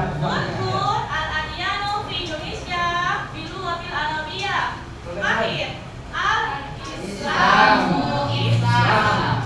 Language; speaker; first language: Arabic; non-native, fluent; Indonesian